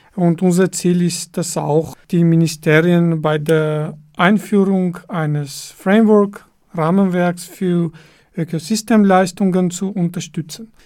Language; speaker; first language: German; non-native, fluent; Armenian